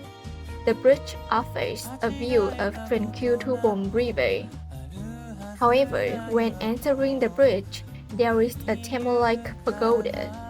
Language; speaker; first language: English; non-native, fluent; Vietnamese